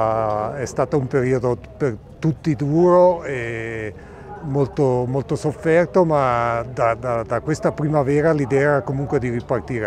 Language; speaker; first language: Italian; native; Italian